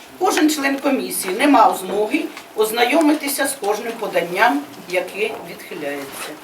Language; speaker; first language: Ukrainian; native; Ukrainian